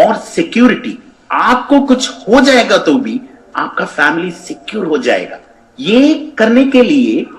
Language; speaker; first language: Hindi; non-native, fluent; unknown